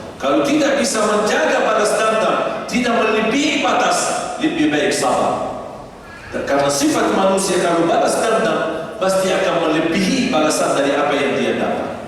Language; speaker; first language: Indonesian; non-native, fluent; Arabic